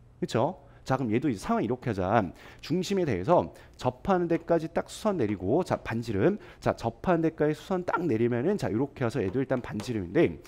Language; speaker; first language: Korean; native; Korean